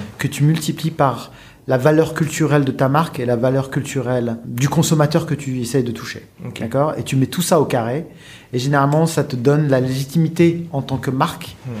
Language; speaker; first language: French; native; French